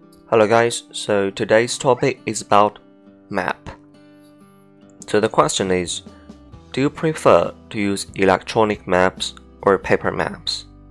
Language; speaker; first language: English; non-native, fluent; Chinese